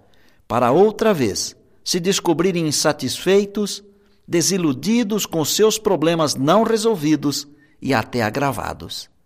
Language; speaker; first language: Portuguese; native; Portuguese